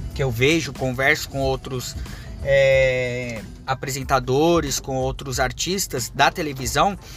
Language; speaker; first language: Portuguese; early bilingual, other home language; Japanese